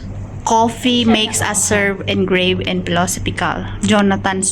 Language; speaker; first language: English; non-native, local second language; Filipino